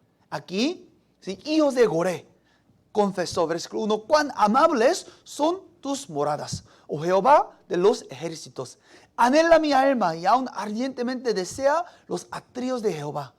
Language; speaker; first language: Spanish; non-native, fluent; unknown